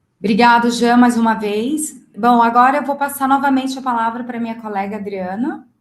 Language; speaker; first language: Portuguese; native; Portuguese